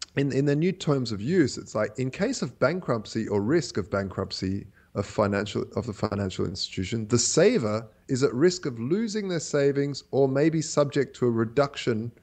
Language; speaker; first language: English; native; English